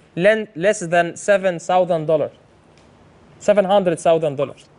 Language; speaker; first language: English; non-native, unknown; Arabic